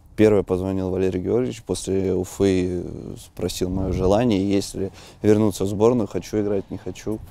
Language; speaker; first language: Russian; native; Russian